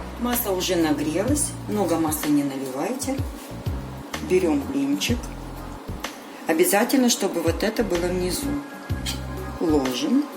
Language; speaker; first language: Russian; non-native, local second language; Ukrainian